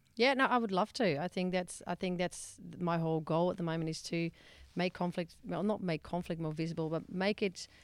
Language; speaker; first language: English; non-native, fluent; Dutch